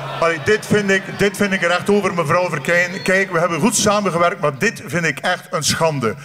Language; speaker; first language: Dutch; native; Dutch